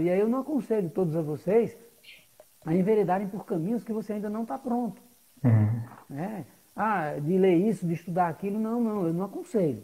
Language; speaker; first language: Portuguese; native; Portuguese